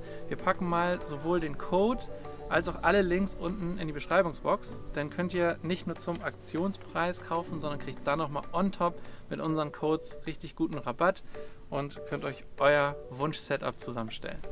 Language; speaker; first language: German; native; German